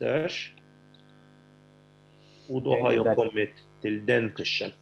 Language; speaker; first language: Swedish; non-native, fluent; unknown